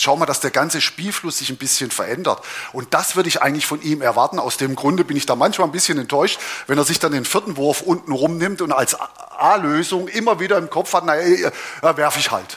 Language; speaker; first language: German; native; German